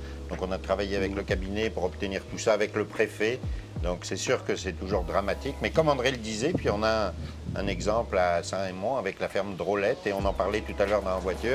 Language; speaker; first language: French; native; French